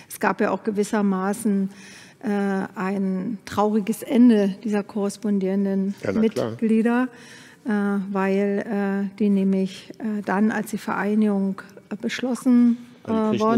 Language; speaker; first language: German; native; German